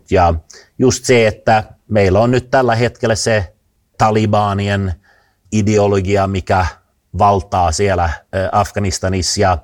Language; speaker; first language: Finnish; non-native, fluent; Swedish